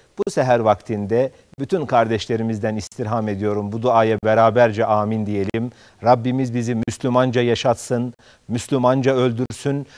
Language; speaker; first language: Turkish; native; Turkish